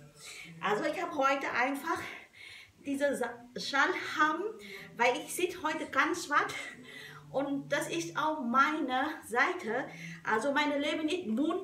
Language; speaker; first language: German; non-native, learner; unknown